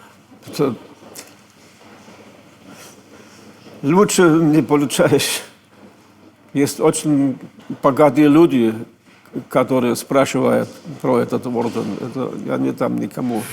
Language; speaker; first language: Russian; non-native, fluent; German